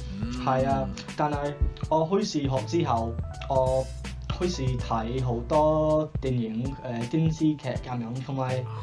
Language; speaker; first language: Cantonese; non-native, learner; English